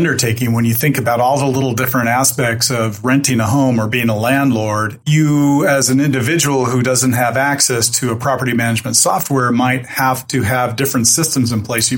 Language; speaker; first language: English; native; English